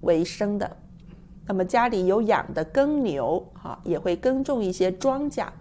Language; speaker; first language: Chinese; native; Chinese